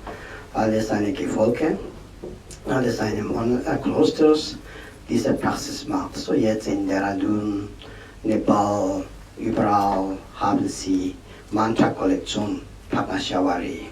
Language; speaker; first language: German; non-native, learner; Tibetan